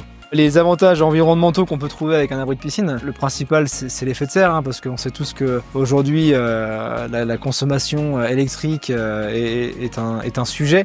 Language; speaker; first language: French; native; French